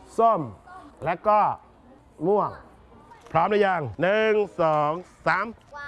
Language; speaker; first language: Thai; native; Thai